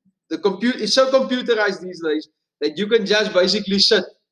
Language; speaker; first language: English; non-native, local second language; Afrikaans